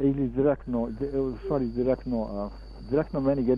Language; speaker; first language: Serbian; early bilingual, heritage; Serbian